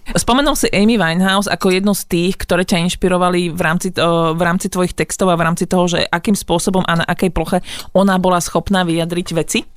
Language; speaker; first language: Slovak; native; Slovak